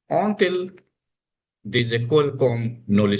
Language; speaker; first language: French; non-native, fluent; Hindi